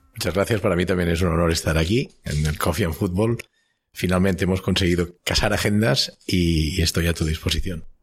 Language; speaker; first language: Spanish; non-native, local second language; Catalan